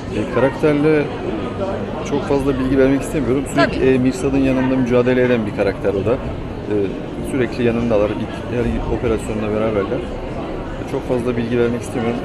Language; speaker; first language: Turkish; native; Turkish